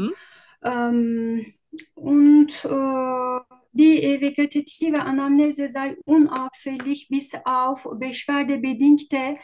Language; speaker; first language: German; non-native, learner; Turkish